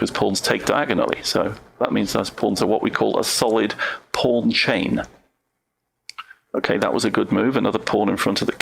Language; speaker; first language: English; native; English